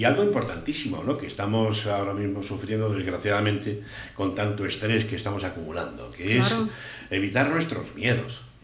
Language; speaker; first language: Spanish; native; Spanish